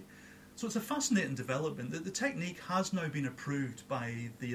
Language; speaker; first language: English; native; English